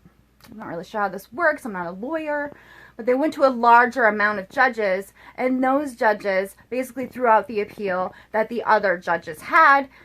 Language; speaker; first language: English; native; English